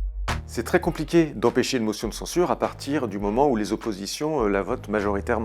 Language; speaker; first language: French; native; French